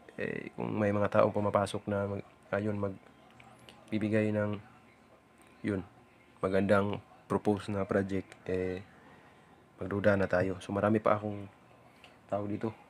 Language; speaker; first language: Filipino; non-native, local second language; Cebuano